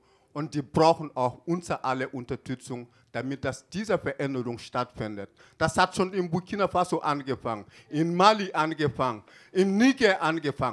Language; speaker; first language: German; non-native, fluent; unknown